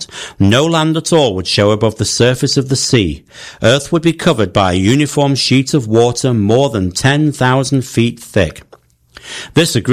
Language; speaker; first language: English; native; English